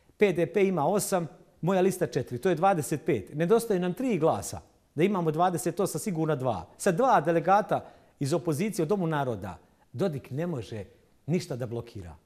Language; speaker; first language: Serbian; native; Serbian